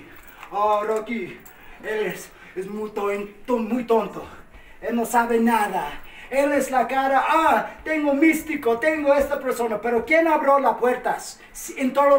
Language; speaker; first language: Spanish; non-native, fluent; English